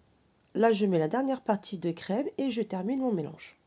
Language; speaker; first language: French; native; French